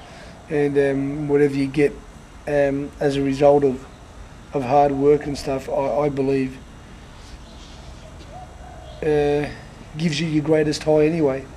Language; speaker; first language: English; native; English